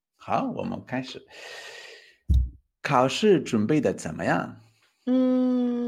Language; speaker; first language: Chinese; non-native, fluent; Spanish